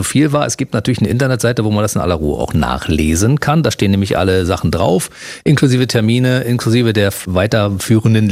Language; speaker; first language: German; native; German